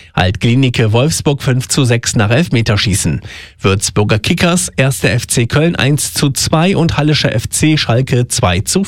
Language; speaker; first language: German; native; German